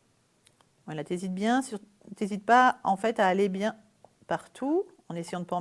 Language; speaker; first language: French; native; French